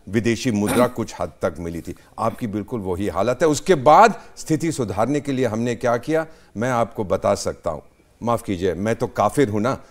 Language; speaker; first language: Hindi; native; Hindi